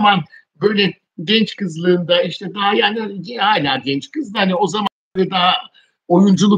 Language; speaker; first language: Turkish; native; Turkish